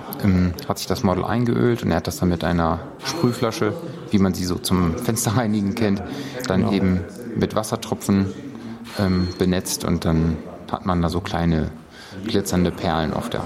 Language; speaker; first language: German; native; German